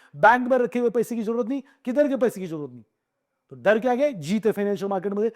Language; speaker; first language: Hindi; non-native, local second language; Marathi